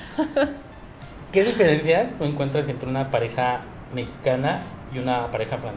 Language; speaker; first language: Spanish; native; Spanish